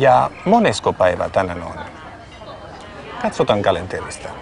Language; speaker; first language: Finnish; non-native, fluent; Italian